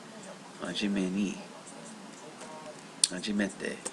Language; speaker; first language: Japanese; non-native, learner; English